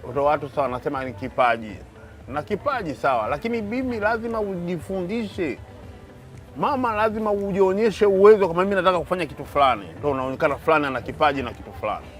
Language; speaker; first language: Swahili; native; Swahili